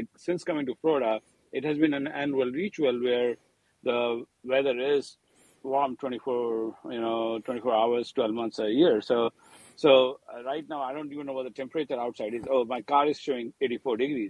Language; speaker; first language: English; non-native, local second language; Hindi